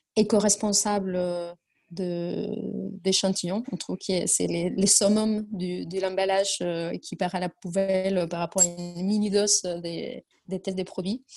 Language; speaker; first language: French; non-native, fluent; Spanish